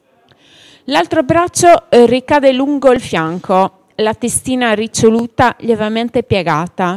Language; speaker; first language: Italian; native; Italian